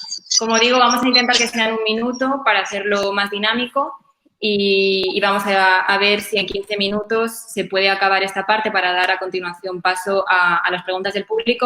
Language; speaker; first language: Spanish; native; Spanish